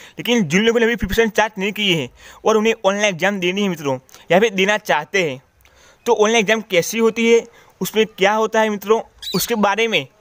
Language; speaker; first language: Hindi; non-native, local second language; Gujarati